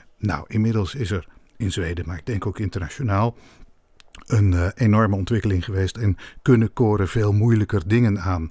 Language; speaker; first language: Dutch; native; Dutch